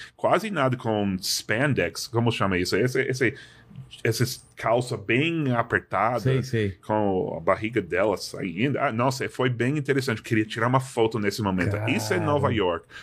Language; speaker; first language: Portuguese; non-native, fluent; English